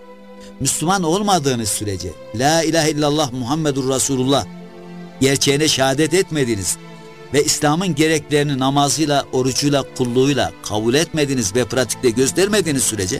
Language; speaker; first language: Turkish; native; Turkish